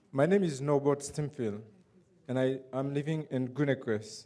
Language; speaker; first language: English; non-native, fluent; Haitian Creole